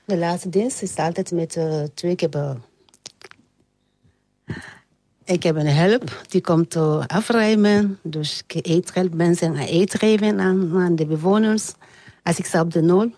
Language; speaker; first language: Dutch; non-native, learner; French